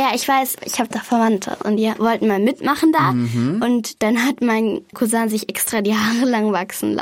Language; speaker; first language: German; native; German